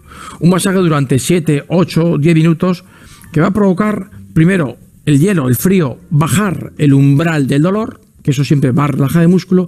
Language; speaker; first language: Spanish; native; Spanish